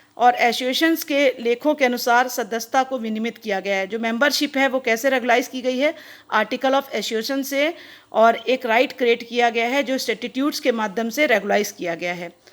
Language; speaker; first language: Hindi; native; Hindi